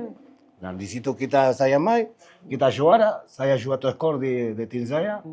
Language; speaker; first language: Indonesian; non-native, fluent; Spanish